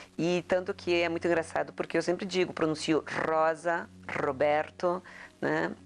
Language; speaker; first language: Portuguese; early bilingual, other home language; Spanish